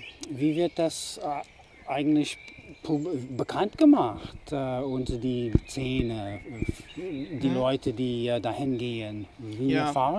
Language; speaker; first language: German; non-native, fluent; English